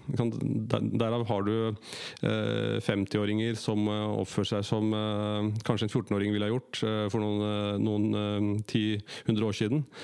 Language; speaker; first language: Norwegian; early bilingual, other home language; Urdu